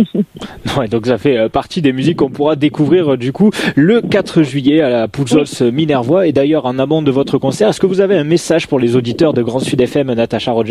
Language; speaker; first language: French; native; French